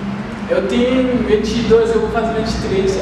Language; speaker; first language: Portuguese; non-native, learner; Haitian Creole